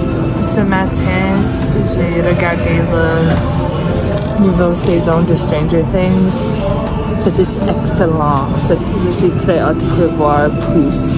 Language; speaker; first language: French; non-native, local second language; English